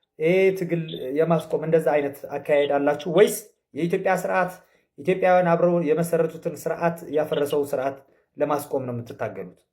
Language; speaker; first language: Amharic; non-native, local second language; Tigrinya